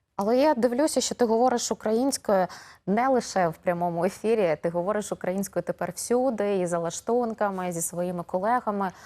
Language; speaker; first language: Ukrainian; native; Ukrainian